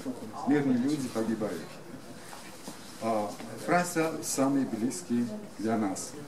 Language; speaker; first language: Russian; non-native, fluent; Armenian